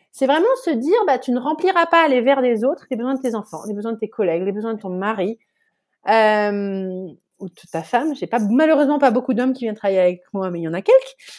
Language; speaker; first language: French; native; French